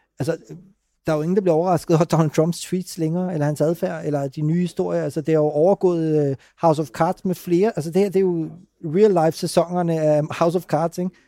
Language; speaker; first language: Danish; early bilingual, other home language; Urdu